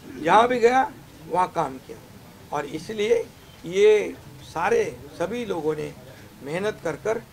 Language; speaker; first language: Hindi; non-native, local second language; Marathi